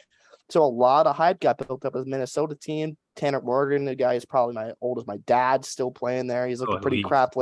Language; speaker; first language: English; native; English